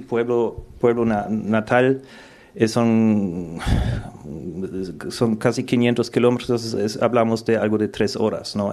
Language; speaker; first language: Spanish; non-native, fluent; German